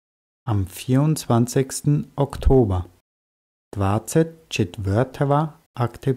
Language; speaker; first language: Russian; non-native, learner; German